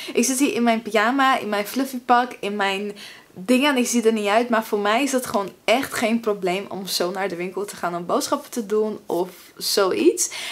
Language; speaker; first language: Dutch; early bilingual, other home language; Russian